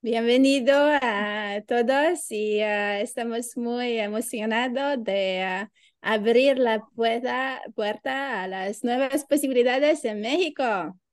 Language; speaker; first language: Spanish; non-native, learner; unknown